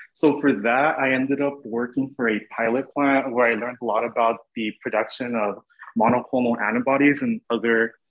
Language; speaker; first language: English; native; English